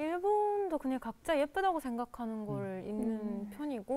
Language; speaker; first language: Korean; non-native, fluent; Japanese